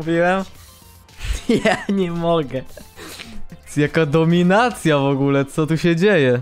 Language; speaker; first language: Polish; native; Polish